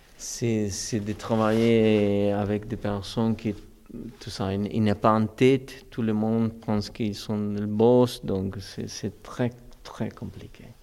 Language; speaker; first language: French; non-native, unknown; Spanish